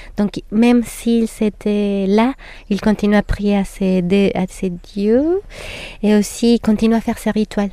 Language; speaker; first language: French; non-native, fluent; Spanish